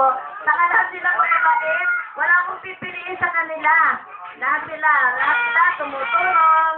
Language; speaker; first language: Filipino; native; Filipino